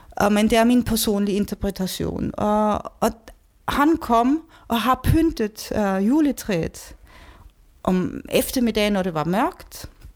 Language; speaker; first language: Danish; non-native, fluent; German